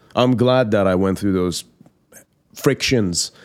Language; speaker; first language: English; non-native, fluent; Persian